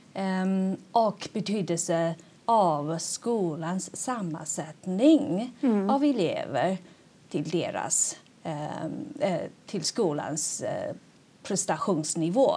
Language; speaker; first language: Swedish; non-native, fluent; Chinese